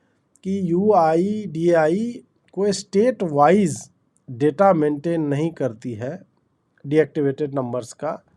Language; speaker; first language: Hindi; native; Hindi